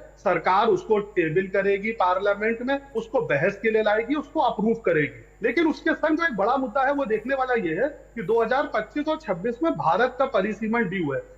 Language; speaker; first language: Hindi; native; Hindi